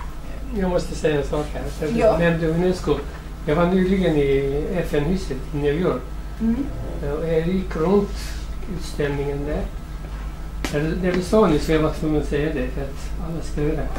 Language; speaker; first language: Swedish; non-native, fluent; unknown